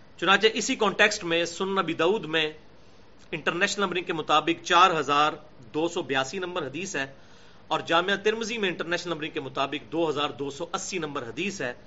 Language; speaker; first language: Urdu; non-native, local second language; Punjabi